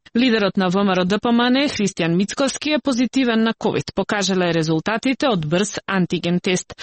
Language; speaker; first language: Macedonian; native; Macedonian